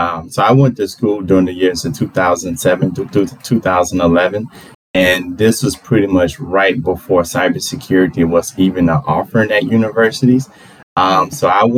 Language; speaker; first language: English; native; English